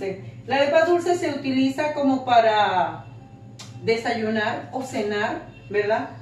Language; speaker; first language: Spanish; native; Spanish